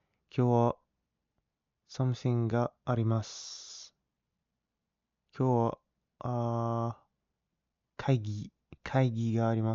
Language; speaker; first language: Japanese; non-native, learner; English